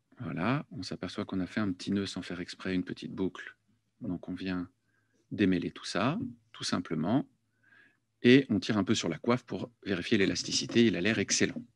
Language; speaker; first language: French; native; French